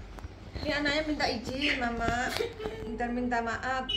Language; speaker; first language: Indonesian; native; Indonesian